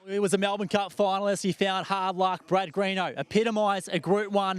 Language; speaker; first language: English; native; English